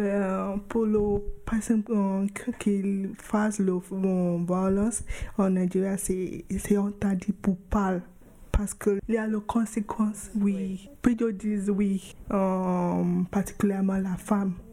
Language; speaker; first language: French; non-native, learner; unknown